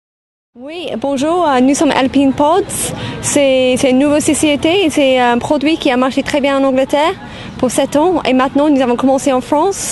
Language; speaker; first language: French; non-native, fluent; English